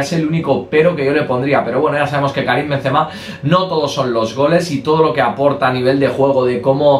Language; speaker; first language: Spanish; native; Spanish